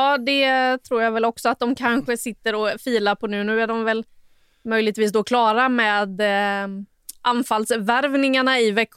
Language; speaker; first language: Swedish; native; Swedish